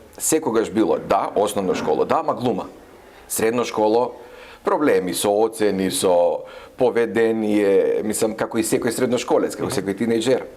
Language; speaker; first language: Macedonian; native; Macedonian